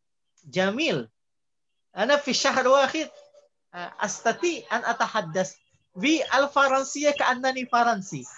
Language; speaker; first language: Arabic; non-native, fluent; Indonesian